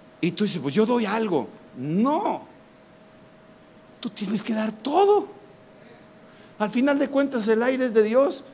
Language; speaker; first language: Spanish; native; Spanish